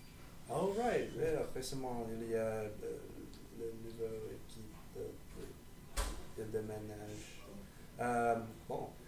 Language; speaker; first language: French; non-native, learner; English